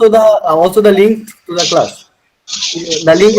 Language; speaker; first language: English; non-native, learner; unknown